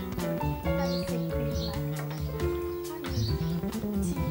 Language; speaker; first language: French; non-native, learner; Malagasy